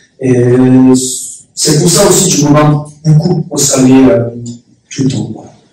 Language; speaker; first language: French; non-native, learner; Korean